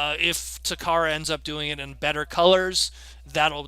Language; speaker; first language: English; native; English